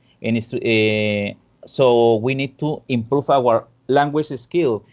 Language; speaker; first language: English; non-native, fluent; Spanish